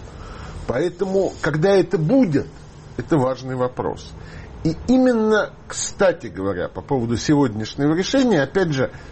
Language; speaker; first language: Russian; native; Russian